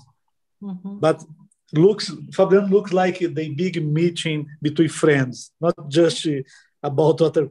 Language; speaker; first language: English; non-native, learner; Portuguese